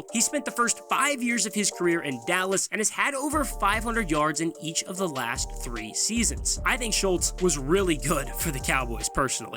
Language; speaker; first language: English; native; English